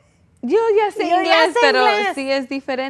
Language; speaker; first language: Spanish; early bilingual, heritage; Spanish